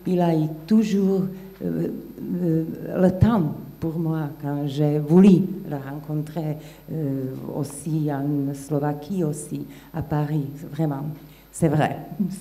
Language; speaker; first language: French; non-native, fluent; Slovak